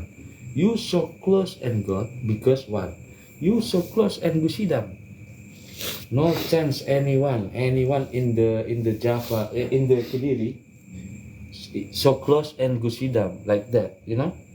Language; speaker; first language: English; non-native, learner; Indonesian